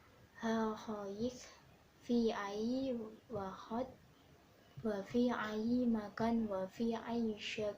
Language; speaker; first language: Arabic; non-native, learner; Indonesian